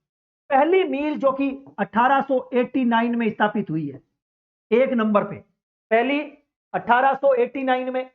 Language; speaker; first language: Hindi; native; Hindi